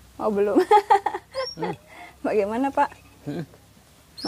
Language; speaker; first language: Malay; non-native, local second language; Sundanese